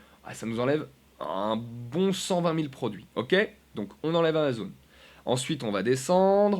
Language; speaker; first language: French; native; French